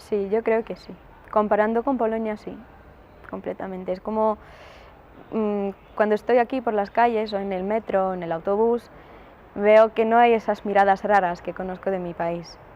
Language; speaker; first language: Spanish; non-native, fluent; Polish